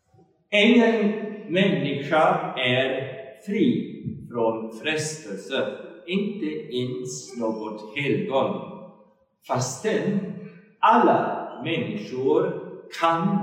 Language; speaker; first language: Swedish; non-native, fluent; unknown